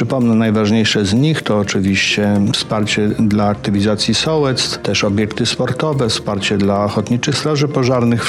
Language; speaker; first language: Polish; native; Polish